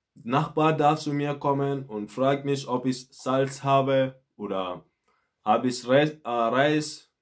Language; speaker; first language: German; non-native, fluent; Mandingo